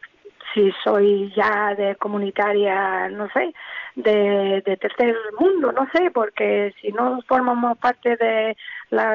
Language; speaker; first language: Spanish; non-native, learner; English